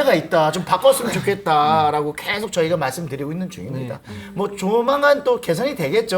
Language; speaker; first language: Korean; native; Korean